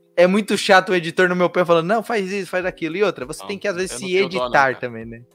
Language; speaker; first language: Portuguese; native; Portuguese